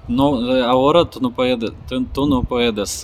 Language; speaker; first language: Spanish; non-native, learner; Russian